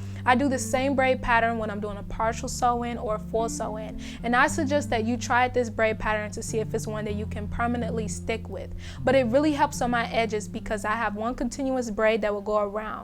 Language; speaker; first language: English; native; English